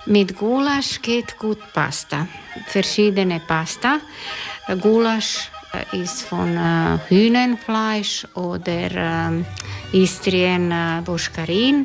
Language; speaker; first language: German; non-native, learner; Croatian